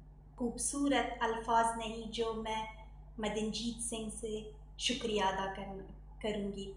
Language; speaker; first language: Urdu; non-native, learner; Persian